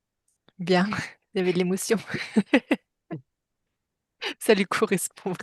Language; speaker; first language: French; native; French